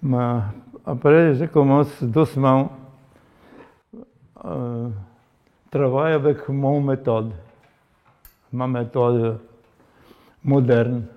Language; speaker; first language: French; non-native, learner; Polish